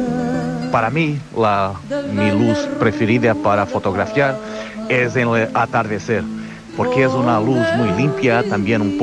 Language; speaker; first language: Spanish; non-native, fluent; Portuguese